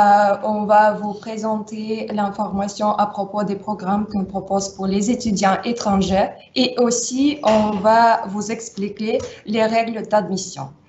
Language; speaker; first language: French; non-native, fluent; Russian